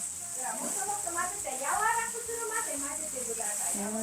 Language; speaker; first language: Japanese; non-native, learner; Korean